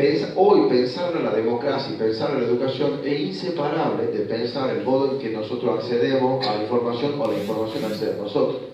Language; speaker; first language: Spanish; native; Spanish